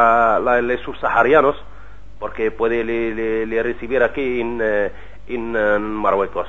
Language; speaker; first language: Spanish; non-native, learner; Arabic